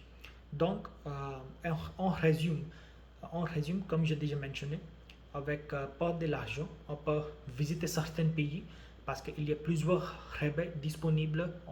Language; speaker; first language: French; non-native, learner; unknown